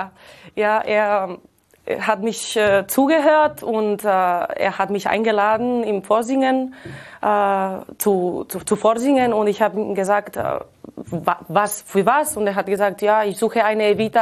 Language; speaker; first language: German; non-native, fluent; Catalan